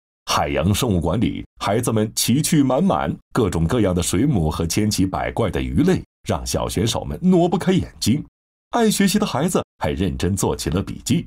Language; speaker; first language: Chinese; native; Chinese